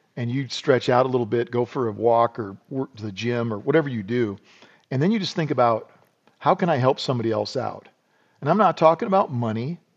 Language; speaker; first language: English; native; English